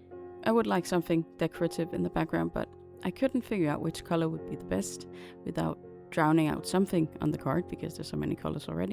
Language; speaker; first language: English; non-native, fluent; Danish